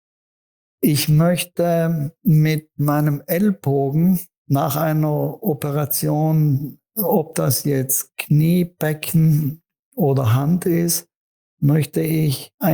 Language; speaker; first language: German; native; German